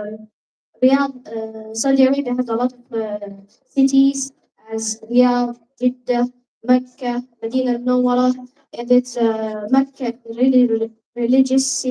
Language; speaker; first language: English; non-native, learner; Arabic